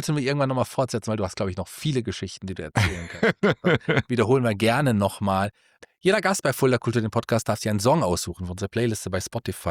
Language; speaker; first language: German; native; German